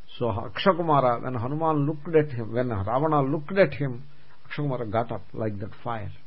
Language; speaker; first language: English; non-native, local second language; Telugu